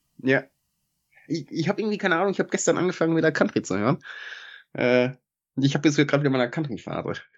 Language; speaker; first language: German; native; German